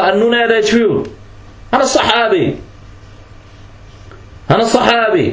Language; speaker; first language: Danish; early bilingual, other home language; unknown